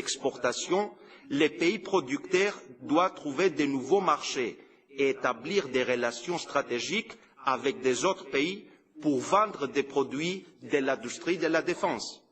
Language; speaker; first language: French; non-native, fluent; Greek